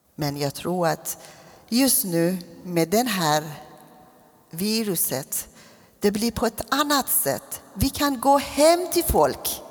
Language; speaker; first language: Swedish; non-native, fluent; Persian